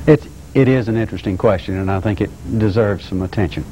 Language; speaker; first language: English; native; English